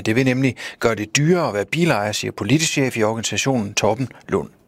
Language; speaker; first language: Danish; native; Danish